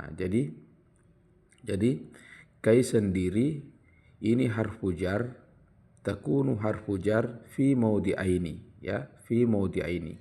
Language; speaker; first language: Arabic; non-native, fluent; Indonesian